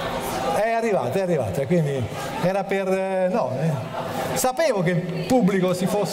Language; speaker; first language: Italian; native; Italian